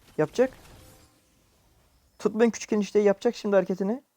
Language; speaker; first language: Turkish; native; Turkish